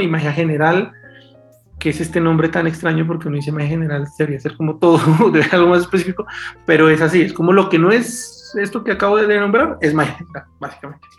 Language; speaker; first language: Spanish; native; Spanish